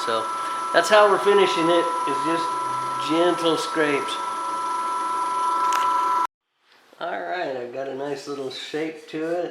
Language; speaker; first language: English; native; English